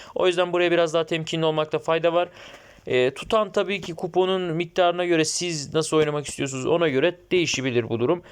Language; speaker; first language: Turkish; native; Turkish